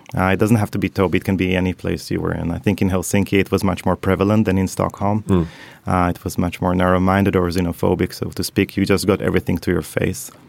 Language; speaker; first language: English; non-native, fluent; Hebrew